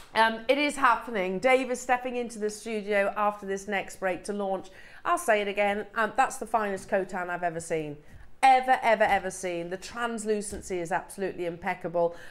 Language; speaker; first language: English; native; English